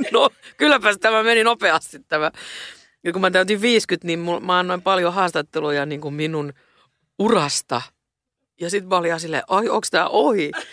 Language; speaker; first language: Finnish; non-native, local second language; Swedish